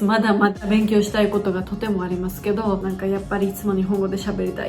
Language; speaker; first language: Japanese; non-native, fluent; Georgian